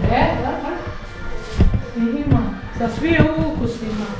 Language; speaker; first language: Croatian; non-native, learner; Portuguese